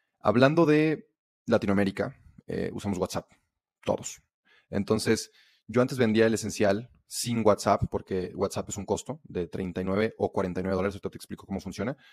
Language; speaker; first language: Spanish; native; Spanish